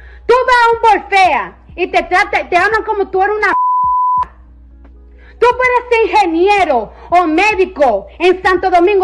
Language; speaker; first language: Spanish; early bilingual, heritage; Spanish